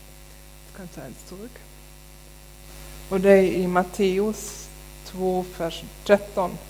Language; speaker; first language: Swedish; non-native, fluent; German